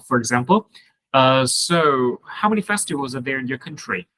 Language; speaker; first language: English; non-native, fluent; Vietnamese